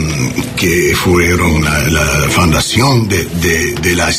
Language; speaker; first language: Spanish; non-native, learner; English